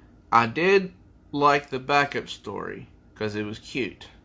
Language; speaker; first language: English; native; English